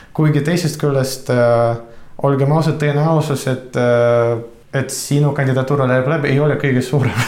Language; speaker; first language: Estonian; non-native, local second language; Russian